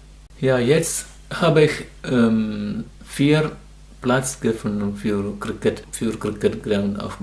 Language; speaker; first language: German; non-native, learner; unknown